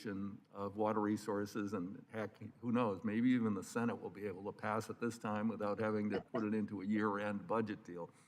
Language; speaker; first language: English; native; English